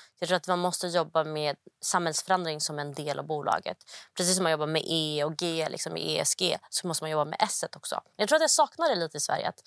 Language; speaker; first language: Swedish; early bilingual, other home language; Somali